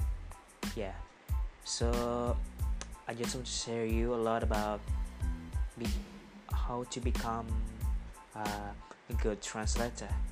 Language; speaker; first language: English; non-native, learner; Indonesian